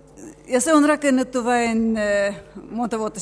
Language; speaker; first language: Finnish; non-native, fluent; Russian